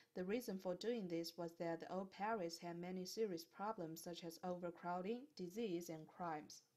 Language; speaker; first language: English; non-native, fluent; Chinese